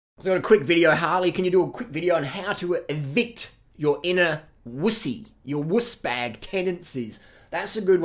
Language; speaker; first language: English; native; English